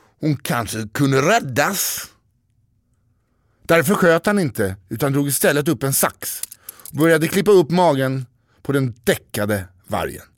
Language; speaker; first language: Swedish; native; Swedish